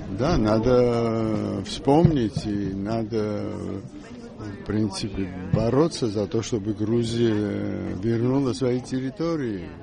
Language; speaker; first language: Russian; non-native, local second language; Georgian